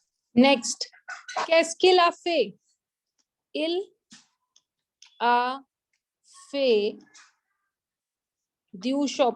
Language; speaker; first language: French; non-native, fluent; Hindi